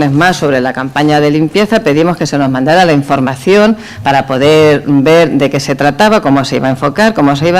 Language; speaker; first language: Spanish; native; Spanish